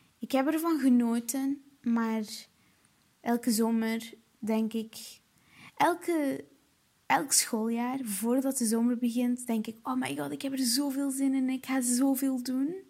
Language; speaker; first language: Dutch; early bilingual, other home language; Portuguese